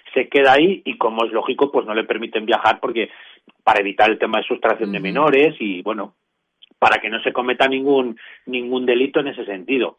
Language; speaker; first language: Spanish; native; Spanish